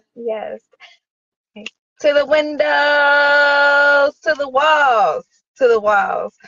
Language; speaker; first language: English; native; English